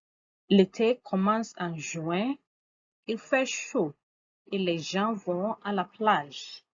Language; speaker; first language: French; non-native, fluent; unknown